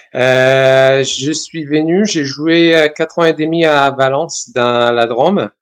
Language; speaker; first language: French; non-native, fluent; Serbian